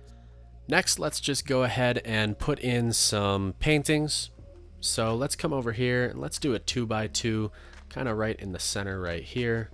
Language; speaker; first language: English; native; English